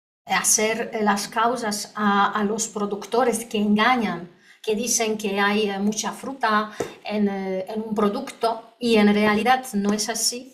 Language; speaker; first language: Spanish; non-native, learner; Polish